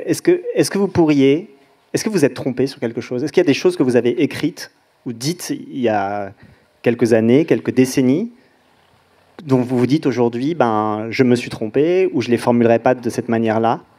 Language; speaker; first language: French; native; French